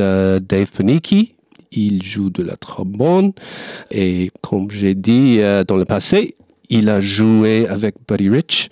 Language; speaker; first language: French; non-native, learner; English